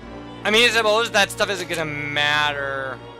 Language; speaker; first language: English; native; English